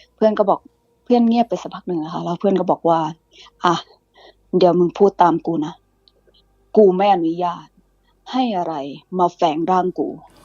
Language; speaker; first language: Thai; early bilingual, other home language; English